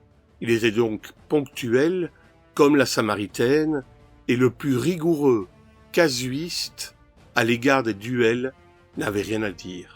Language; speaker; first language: French; native; French